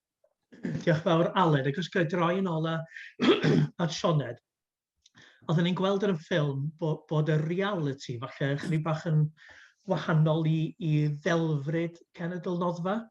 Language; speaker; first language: Welsh; native; Welsh